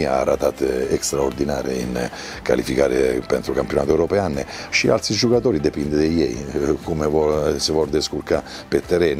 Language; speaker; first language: Romanian; non-native, learner; Italian